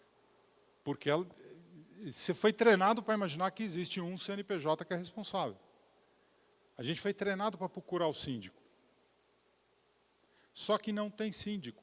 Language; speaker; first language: Portuguese; native; Portuguese